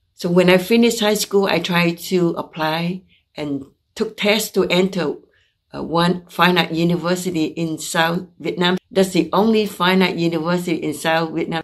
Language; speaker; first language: English; non-native, fluent; Vietnamese